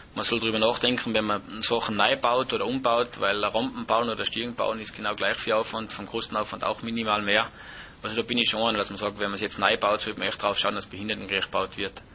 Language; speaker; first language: German; native; German